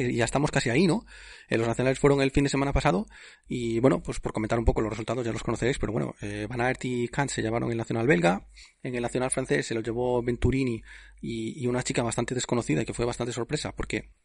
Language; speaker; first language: Spanish; native; Spanish